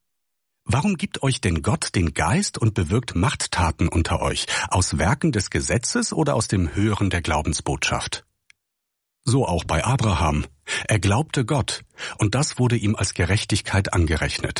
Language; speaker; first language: German; native; German